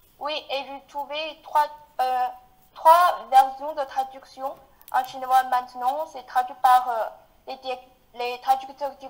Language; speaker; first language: French; non-native, fluent; Chinese